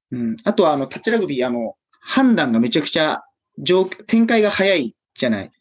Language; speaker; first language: Japanese; native; Japanese